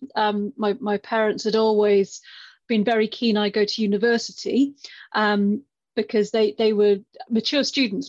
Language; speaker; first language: English; native; English